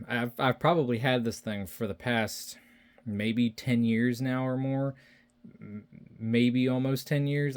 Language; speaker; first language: English; native; English